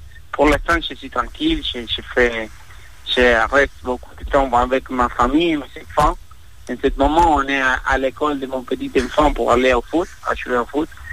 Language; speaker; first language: French; non-native, fluent; Spanish